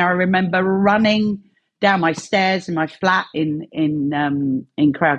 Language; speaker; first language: English; native; English